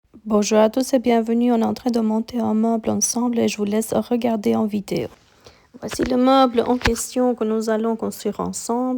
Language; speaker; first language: French; non-native, fluent; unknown